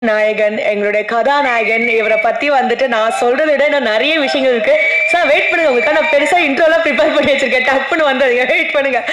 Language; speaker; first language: Tamil; native; Tamil